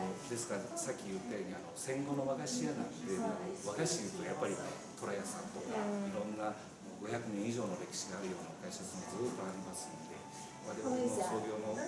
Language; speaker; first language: Japanese; native; Japanese